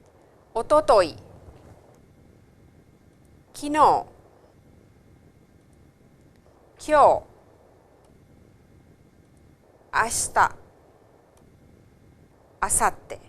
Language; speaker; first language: Japanese; non-native, fluent; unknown